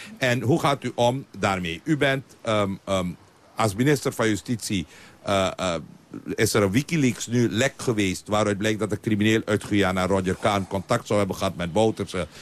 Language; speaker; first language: Dutch; non-native, local second language; Caribbean Hindustani